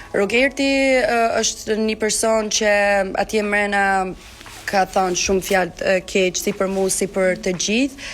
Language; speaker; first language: Albanian; early bilingual, heritage; Albanian